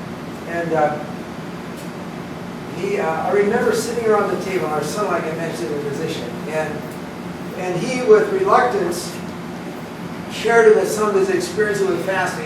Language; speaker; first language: English; native; English